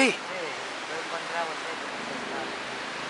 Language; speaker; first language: Italian; native; Italian